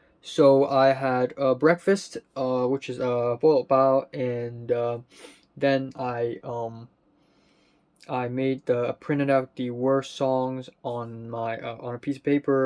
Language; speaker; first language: English; non-native, local second language; Cantonese